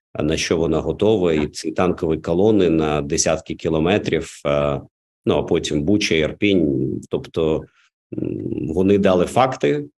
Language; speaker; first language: Ukrainian; non-native, local second language; Russian